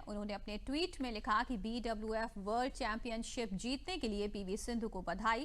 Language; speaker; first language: Hindi; native; Hindi